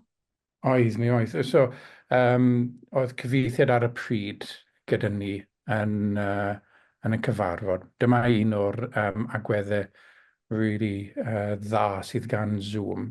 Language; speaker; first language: Welsh; non-native, local second language; English